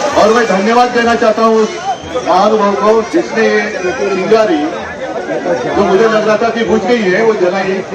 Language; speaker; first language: Hindi; non-native, local second language; Marathi